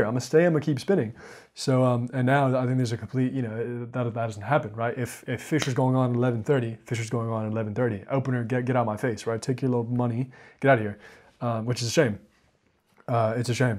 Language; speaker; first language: English; native; English